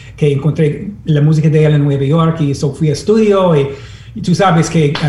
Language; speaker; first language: Spanish; non-native, fluent; English